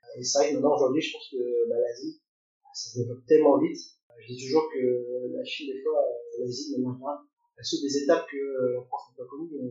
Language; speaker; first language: French; early bilingual, other home language; Cantonese